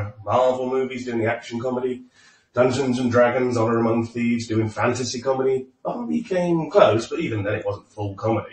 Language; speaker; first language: English; native; English